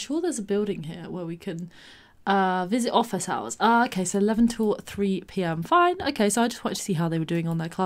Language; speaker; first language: English; native; English